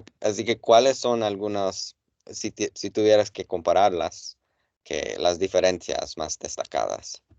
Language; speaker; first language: Spanish; non-native, fluent; English